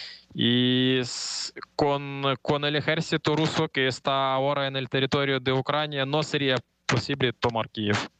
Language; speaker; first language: Spanish; non-native, fluent; Ukrainian